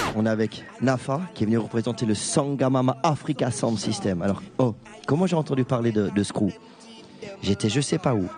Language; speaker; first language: French; native; French